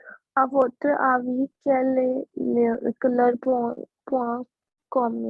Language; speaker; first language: French; non-native, learner; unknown